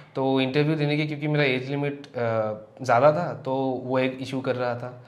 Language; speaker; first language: Hindi; non-native, local second language; Assamese